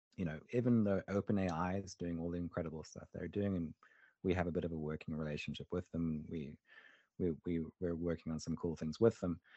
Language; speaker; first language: English; native; English